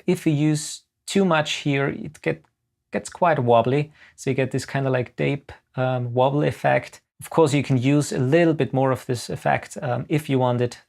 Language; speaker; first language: English; non-native, fluent; German